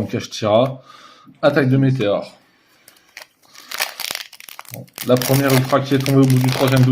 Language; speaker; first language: French; native; French